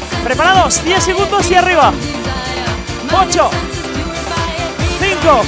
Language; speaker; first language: Spanish; native; Spanish